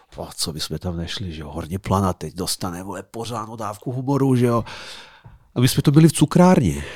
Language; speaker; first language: Czech; non-native, fluent; Serbian